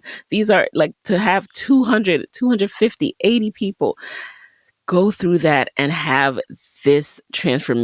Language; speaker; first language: English; native; English